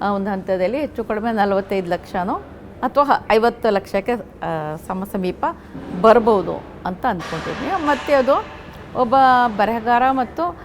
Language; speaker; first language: Kannada; non-native, local second language; Urdu